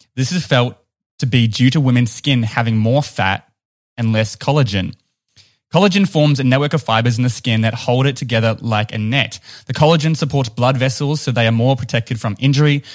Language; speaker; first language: English; native; English